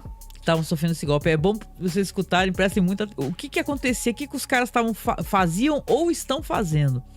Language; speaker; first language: Portuguese; native; Portuguese